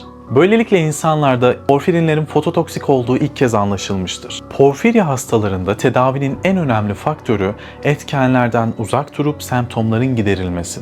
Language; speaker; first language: Turkish; native; Turkish